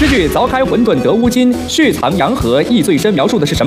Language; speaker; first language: Chinese; native; Chinese